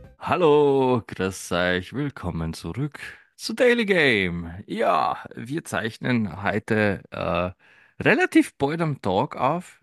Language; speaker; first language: German; native; German